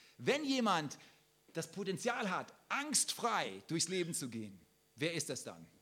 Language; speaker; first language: German; native; German